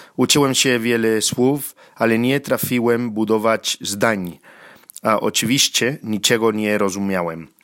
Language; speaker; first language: Polish; non-native, learner; Spanish